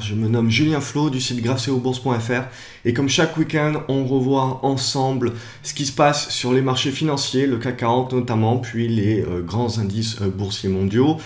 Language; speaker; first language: French; native; French